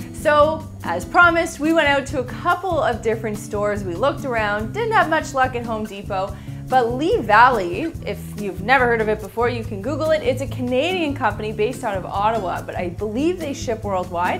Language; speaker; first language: English; native; English